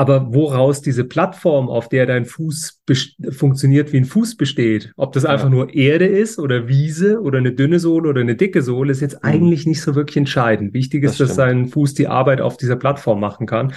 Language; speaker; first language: German; native; German